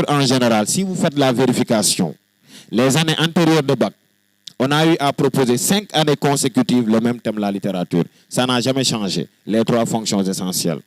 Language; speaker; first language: French; non-native, local second language; Wolof